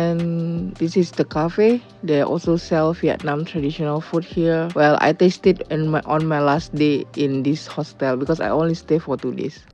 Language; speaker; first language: English; non-native, learner; Indonesian